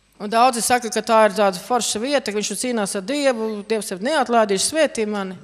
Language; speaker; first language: Latvian; native; Latvian